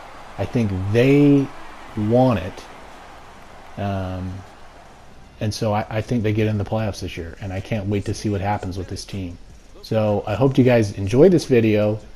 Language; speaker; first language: English; native; English